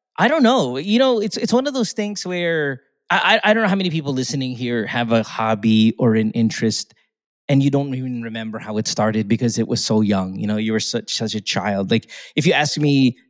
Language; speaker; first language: English; non-native, local second language; Filipino